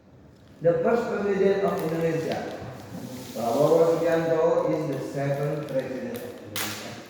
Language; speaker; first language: English; non-native, local second language; Indonesian